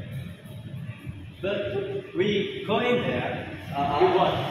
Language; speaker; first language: English; non-native, learner; Indonesian